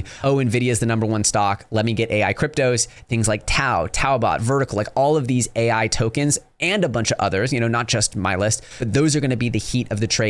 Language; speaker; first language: English; native; English